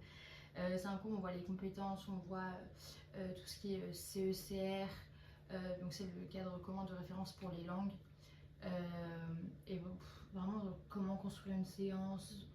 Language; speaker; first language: French; native; French